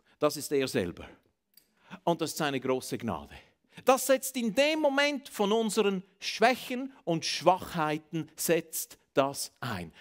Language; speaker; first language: German; native; German